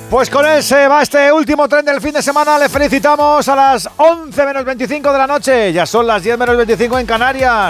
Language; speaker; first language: Spanish; native; Spanish